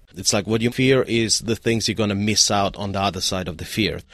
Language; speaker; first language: English; non-native, fluent; Russian